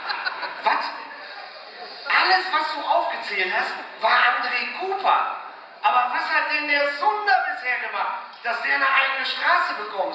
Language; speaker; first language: German; native; German